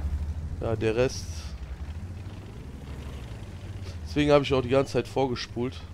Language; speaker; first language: German; native; German